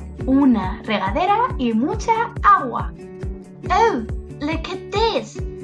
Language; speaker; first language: Spanish; native; Spanish